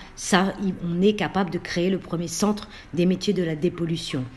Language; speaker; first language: French; native; French